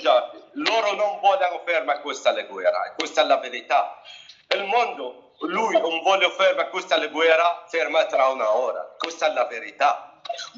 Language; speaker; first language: Italian; non-native, learner; Arabic